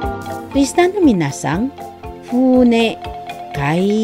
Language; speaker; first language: Japanese; non-native, fluent; Indonesian